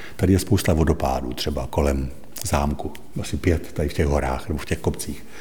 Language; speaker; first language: Czech; native; Czech